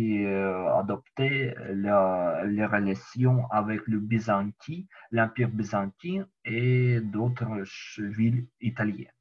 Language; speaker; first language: French; non-native, learner; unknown